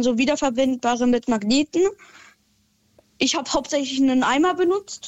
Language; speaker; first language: German; native; German